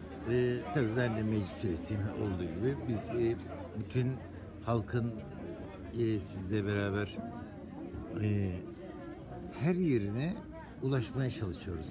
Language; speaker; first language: Turkish; native; Turkish